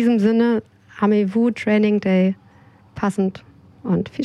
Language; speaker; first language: German; native; German